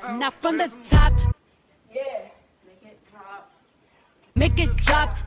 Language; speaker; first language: English; native; English